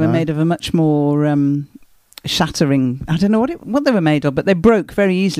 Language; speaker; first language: English; native; English